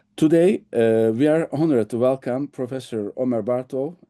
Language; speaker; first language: English; non-native, fluent; Turkish